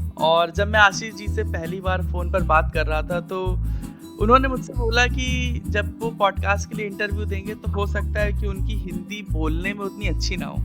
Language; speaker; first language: Hindi; native; Hindi